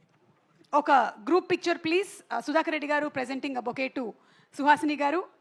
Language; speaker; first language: Telugu; native; Telugu